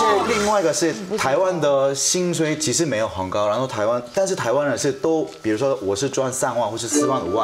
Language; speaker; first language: Chinese; non-native, fluent; Korean